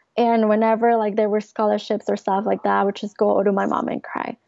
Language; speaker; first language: English; early bilingual, other home language; Spanish